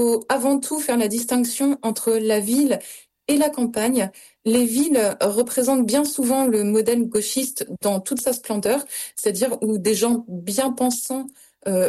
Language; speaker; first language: French; native; French